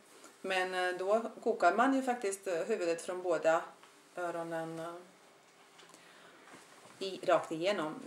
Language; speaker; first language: Swedish; non-native, fluent; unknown